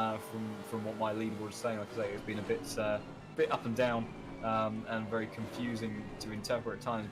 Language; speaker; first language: English; native; English